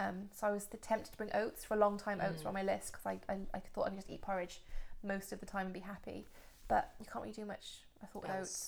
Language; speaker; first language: English; native; English